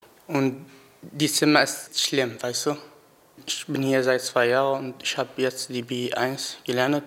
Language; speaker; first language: German; non-native, learner; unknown